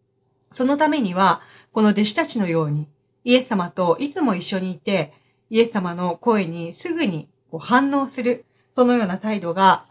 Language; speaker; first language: Japanese; native; Japanese